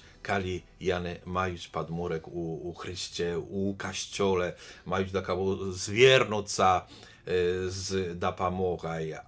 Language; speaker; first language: Polish; non-native, learner; Belarusian